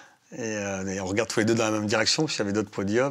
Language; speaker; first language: French; native; French